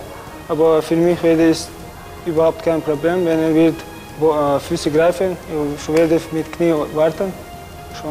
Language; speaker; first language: German; non-native, learner; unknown